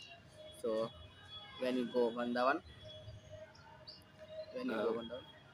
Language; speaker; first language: English; non-native, learner; Hindi